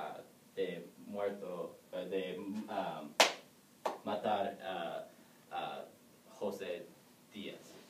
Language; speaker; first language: Spanish; non-native, learner; English